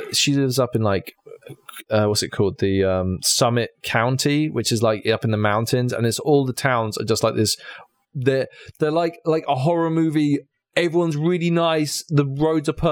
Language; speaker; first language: English; native; English